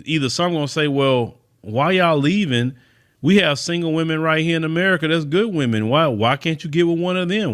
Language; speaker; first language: English; native; English